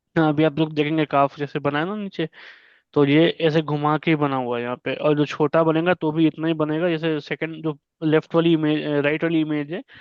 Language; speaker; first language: Hindi; native; Hindi